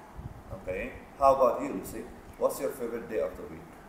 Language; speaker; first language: English; non-native, fluent; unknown